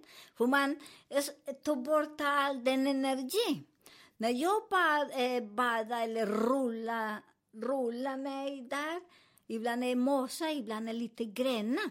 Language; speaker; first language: Swedish; non-native, learner; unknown